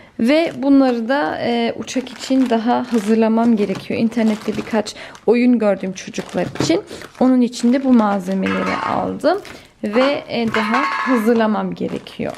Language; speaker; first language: Turkish; early bilingual, heritage; Turkish